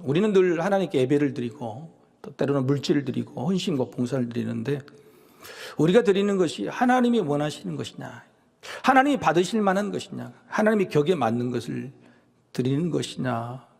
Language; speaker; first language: Korean; native; Korean